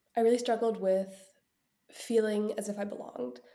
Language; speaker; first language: English; early bilingual, other home language; Ukrainian